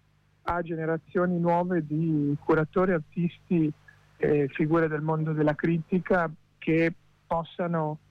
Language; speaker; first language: Italian; native; Italian